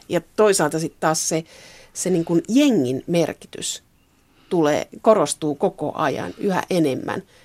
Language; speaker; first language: Finnish; native; Finnish